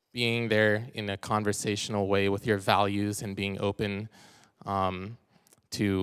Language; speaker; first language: English; native; English